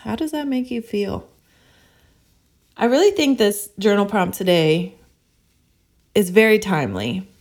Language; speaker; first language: English; native; English